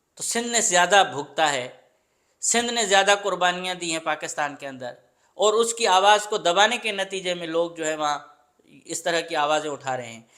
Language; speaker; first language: Urdu; non-native, local second language; Sindhi